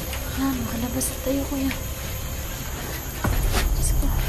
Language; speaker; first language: Filipino; non-native, local second language; Cebuano